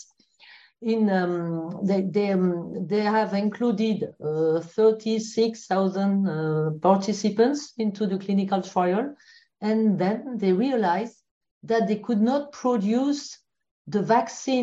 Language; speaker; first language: English; non-native, fluent; French